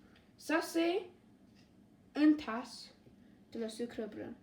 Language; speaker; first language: French; non-native, learner; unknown